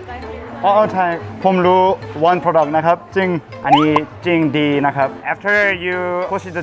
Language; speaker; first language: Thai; non-native, learner; Korean